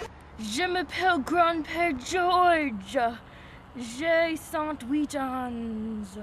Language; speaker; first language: French; non-native, learner; English